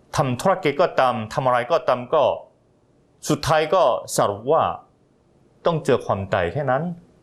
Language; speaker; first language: Thai; non-native, fluent; Korean